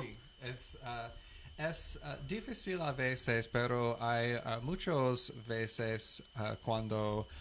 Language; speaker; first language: Spanish; non-native, learner; English